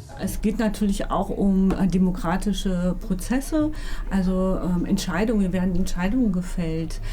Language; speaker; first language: German; native; German